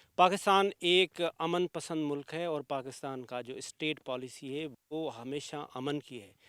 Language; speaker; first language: Urdu; non-native, local second language; Sindhi